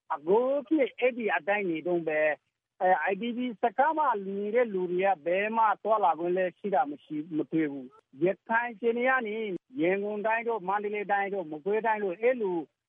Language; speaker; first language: Burmese; non-native, local second language; Rohingya